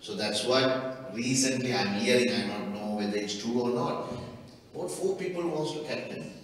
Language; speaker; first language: English; non-native, local second language; Sinhala